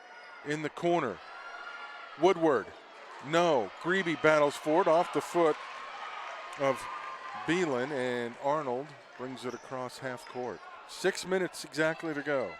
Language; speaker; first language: English; native; English